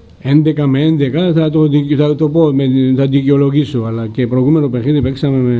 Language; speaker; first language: Greek; non-native, fluent; Georgian